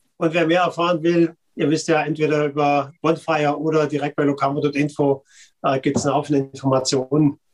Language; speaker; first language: German; native; German